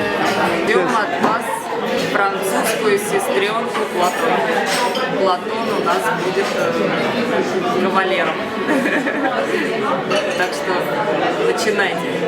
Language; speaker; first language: Russian; native; Russian